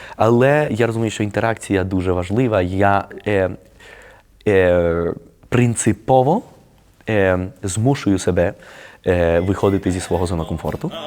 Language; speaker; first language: Ukrainian; early bilingual, heritage; Spanish